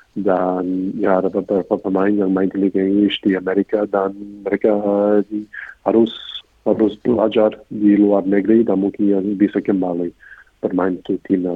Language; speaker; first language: Indonesian; non-native, fluent; English